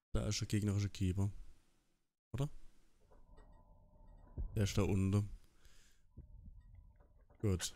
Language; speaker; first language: German; native; German